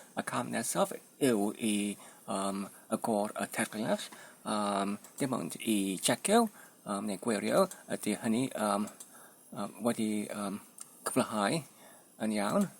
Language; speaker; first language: Welsh; non-native, learner; Polish